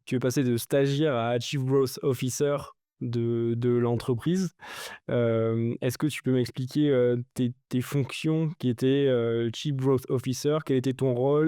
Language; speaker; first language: French; native; French